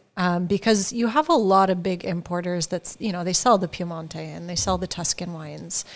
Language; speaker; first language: English; native; English